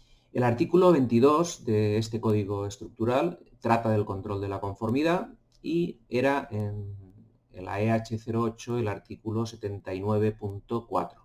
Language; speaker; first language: Spanish; native; Spanish